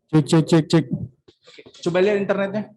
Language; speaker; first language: Indonesian; native; Indonesian